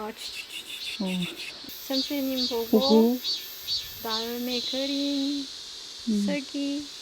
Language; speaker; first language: Korean; non-native, learner; French